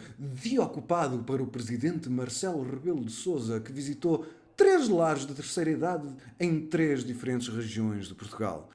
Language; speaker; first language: Portuguese; native; Portuguese